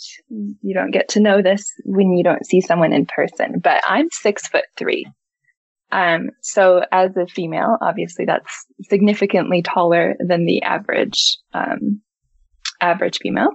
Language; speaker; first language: English; native; English